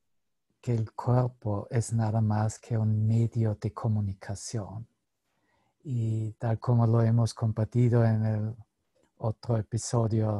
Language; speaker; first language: Spanish; non-native, fluent; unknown